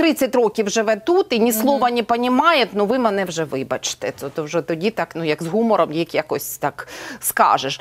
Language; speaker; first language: Ukrainian; native; Ukrainian